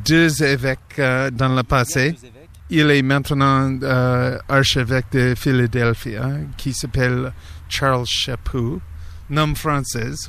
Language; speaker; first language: French; non-native, learner; English